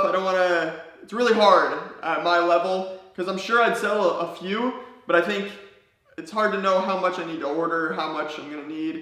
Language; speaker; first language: English; native; English